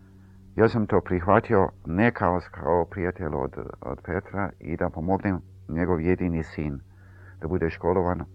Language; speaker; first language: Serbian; early bilingual, heritage; Serbian